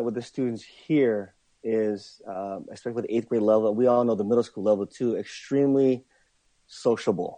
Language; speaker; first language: English; native; English